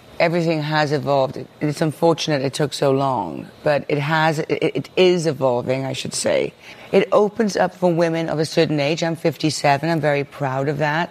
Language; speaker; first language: English; native; English